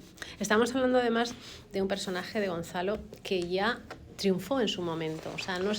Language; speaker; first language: Spanish; native; Spanish